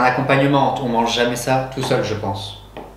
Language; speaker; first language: French; native; French